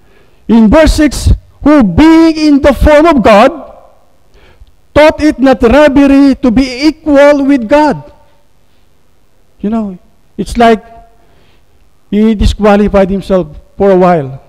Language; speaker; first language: English; non-native, local second language; Filipino